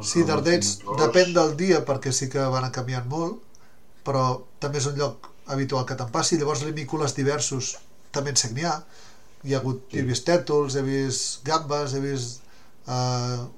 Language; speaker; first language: Catalan; native; Catalan